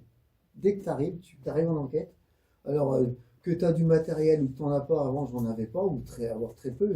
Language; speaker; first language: French; native; French